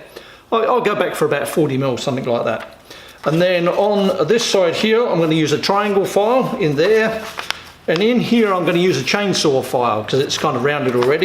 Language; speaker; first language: English; native; English